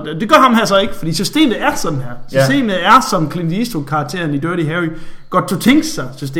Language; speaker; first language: Danish; native; Danish